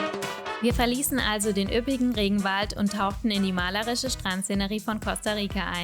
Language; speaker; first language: German; native; German